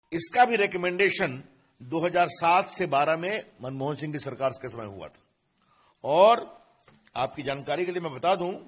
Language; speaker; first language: Hindi; native; Hindi